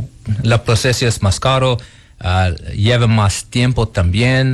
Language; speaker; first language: Spanish; non-native, learner; Portuguese